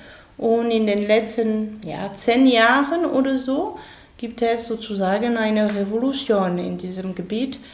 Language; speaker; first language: German; non-native, fluent; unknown